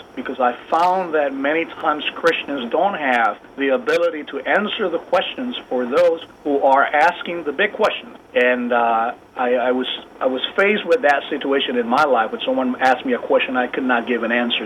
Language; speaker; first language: English; non-native, fluent; Spanish